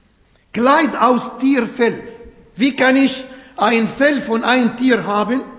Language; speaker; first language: German; non-native, fluent; Arabic